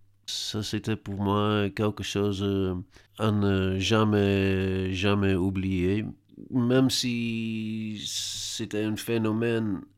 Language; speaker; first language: French; non-native, learner; Dutch